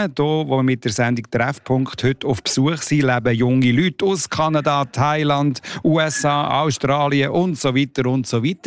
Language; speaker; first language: German; native; German